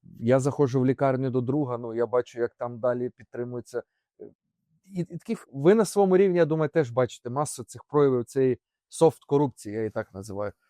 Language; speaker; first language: Ukrainian; native; Ukrainian